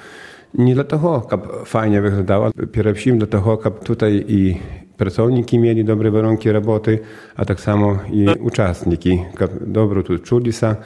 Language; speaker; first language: Polish; non-native, local second language; Belarusian